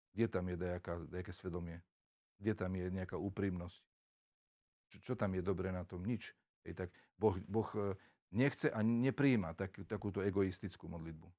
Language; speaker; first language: Slovak; native; Slovak